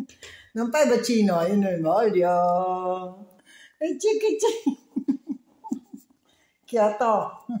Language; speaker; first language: Italian; non-native, learner; Filipino